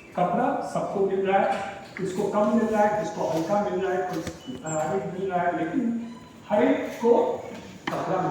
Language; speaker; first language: Hindi; non-native, local second language; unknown